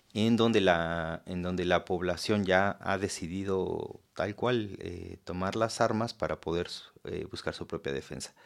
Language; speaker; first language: Spanish; native; Spanish